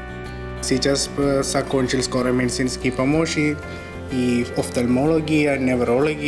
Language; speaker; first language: Russian; non-native, learner; Malayalam